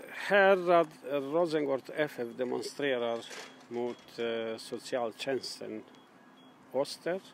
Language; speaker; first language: Swedish; non-native, learner; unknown